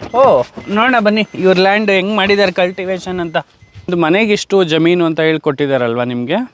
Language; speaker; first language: Kannada; native; Kannada